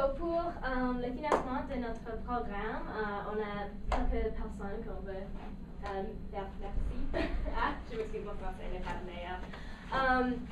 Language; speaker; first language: French; non-native, local second language; English